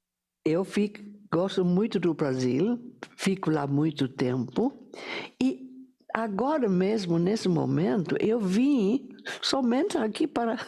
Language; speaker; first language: Portuguese; non-native, fluent; German